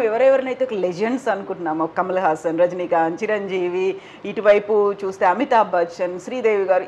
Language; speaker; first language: Telugu; native; Telugu